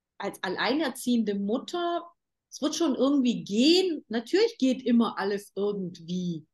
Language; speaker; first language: German; native; German